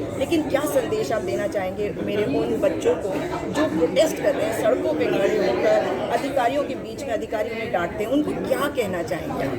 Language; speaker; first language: Hindi; native; Hindi